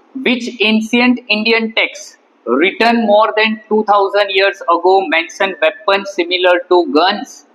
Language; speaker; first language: English; non-native, local second language; Gujarati